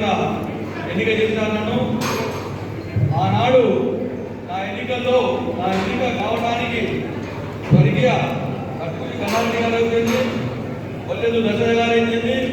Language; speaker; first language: Telugu; native; Telugu